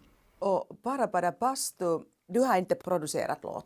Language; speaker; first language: Swedish; non-native, local second language; Finnish